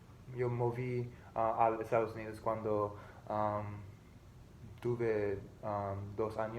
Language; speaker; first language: Spanish; non-native, learner; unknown